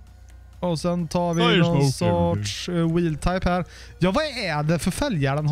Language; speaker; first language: Swedish; native; Swedish